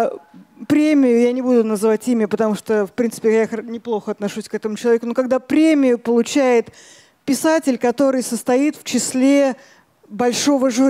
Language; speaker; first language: Russian; native; Russian